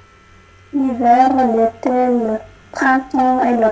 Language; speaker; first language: French; non-native, learner; Arabic